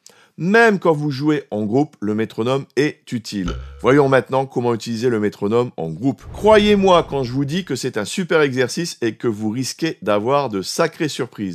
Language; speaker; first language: French; native; French